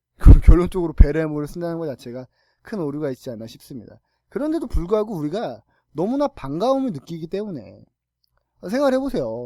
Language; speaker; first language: Korean; native; Korean